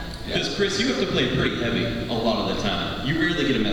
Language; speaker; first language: English; native; English